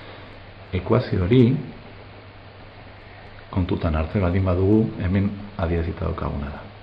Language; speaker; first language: Basque; native; Basque